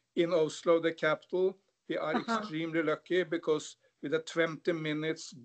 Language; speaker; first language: English; non-native, fluent; Norwegian